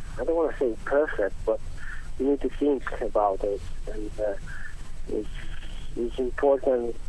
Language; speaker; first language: English; non-native, learner; Italian